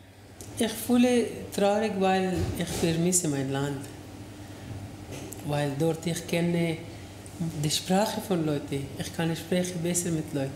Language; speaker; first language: German; non-native, learner; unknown